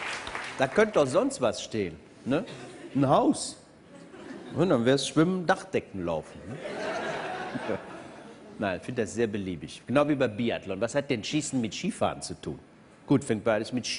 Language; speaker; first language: German; native; German